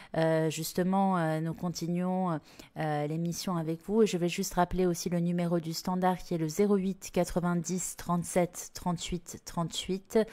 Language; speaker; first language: French; native; French